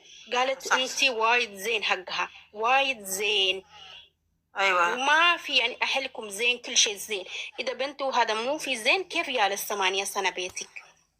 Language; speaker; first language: Arabic; non-native, learner; Oromo